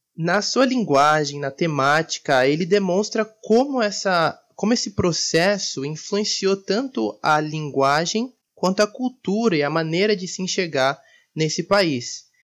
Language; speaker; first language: Portuguese; native; Portuguese